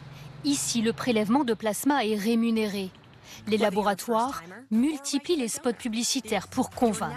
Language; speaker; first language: French; native; French